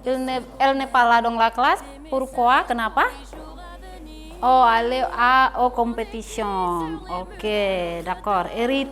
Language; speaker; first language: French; non-native, fluent; Indonesian